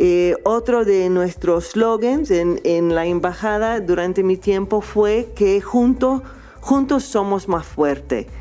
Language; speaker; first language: Spanish; non-native, fluent; English